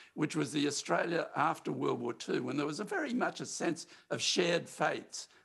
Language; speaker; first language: English; native; English